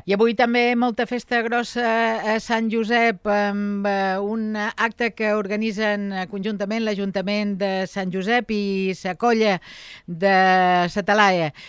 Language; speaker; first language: Catalan; native; Catalan